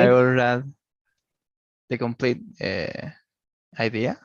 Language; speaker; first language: English; non-native, learner; Spanish